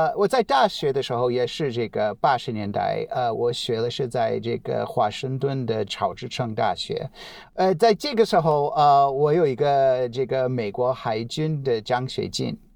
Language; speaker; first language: Chinese; non-native, fluent; English